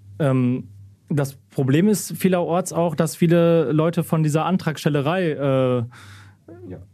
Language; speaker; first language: German; native; German